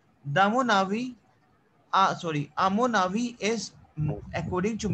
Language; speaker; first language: French; non-native, fluent; Hindi